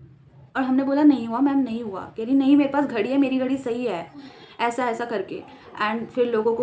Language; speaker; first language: Hindi; native; Hindi